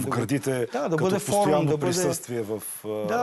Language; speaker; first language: Bulgarian; native; Bulgarian